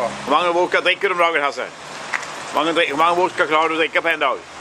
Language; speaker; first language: Swedish; native; Swedish